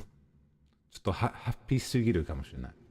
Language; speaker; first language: Japanese; non-native, learner; English